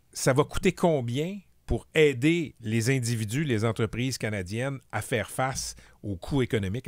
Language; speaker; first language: French; native; French